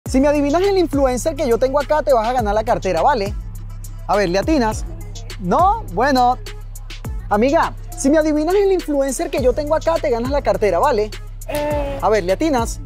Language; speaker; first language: Spanish; native; Spanish